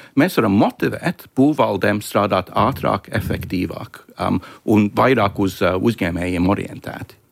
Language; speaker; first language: Latvian; early bilingual, heritage; Latvian